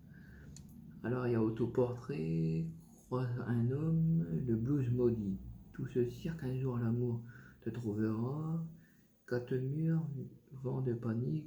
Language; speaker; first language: French; native; French